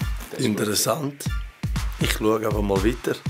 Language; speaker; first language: German; native; German